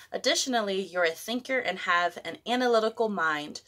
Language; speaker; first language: English; native; English